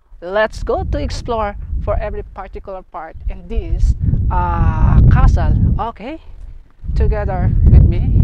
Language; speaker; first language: English; non-native, learner; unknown